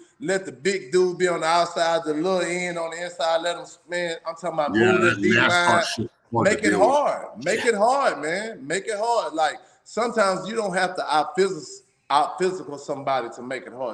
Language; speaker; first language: English; native; English